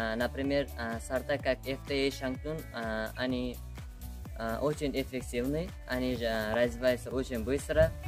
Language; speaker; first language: Russian; non-native, local second language; Uzbek